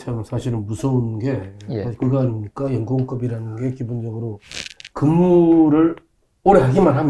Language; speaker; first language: Korean; native; Korean